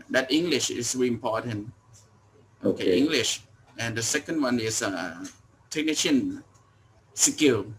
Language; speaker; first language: English; non-native, learner; Thai